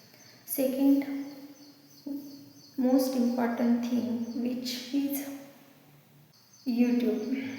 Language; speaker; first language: English; non-native, learner; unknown